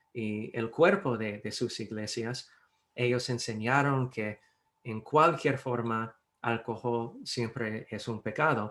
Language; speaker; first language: Spanish; non-native, fluent; English